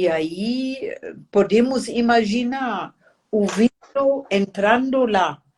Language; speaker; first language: Portuguese; non-native, fluent; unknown